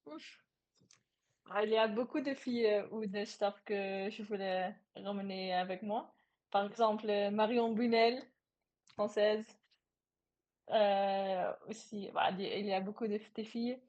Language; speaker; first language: French; non-native, learner; Dutch